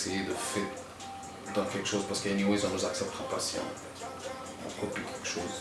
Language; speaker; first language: French; native; French